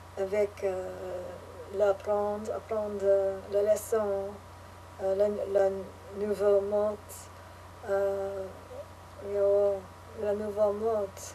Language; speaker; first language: French; non-native, learner; English